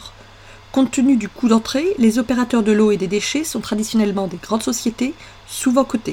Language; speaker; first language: French; native; French